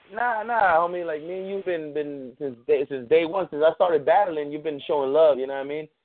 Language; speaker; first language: English; early bilingual, other home language; Spanish